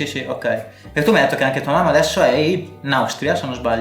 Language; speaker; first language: Italian; native; Italian